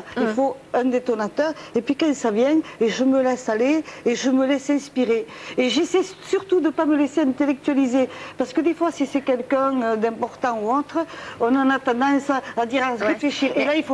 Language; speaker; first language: French; native; French